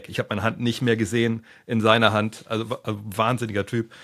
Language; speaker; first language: German; native; German